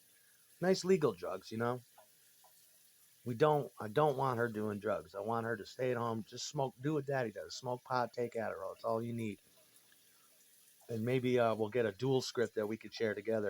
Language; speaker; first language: English; native; English